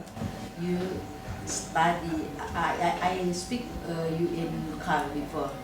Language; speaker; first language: English; non-native, local second language; Indonesian